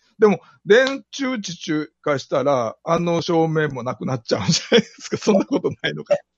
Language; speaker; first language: Japanese; native; Japanese